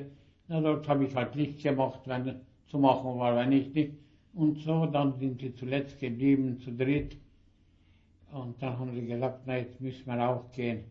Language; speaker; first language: German; early bilingual, heritage; German